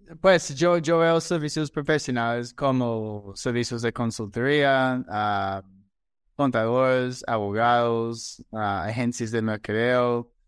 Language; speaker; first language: Spanish; non-native, fluent; English